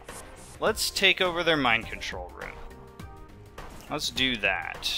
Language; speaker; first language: English; native; English